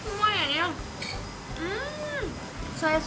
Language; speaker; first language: Indonesian; non-native, learner; Japanese